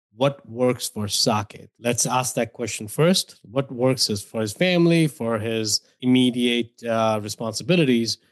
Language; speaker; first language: English; non-native, local second language; Hindi